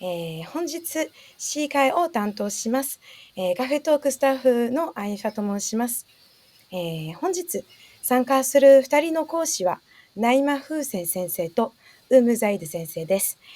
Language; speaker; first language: Japanese; non-native, fluent; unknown